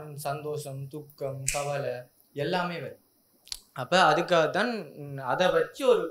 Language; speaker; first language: Tamil; native; Tamil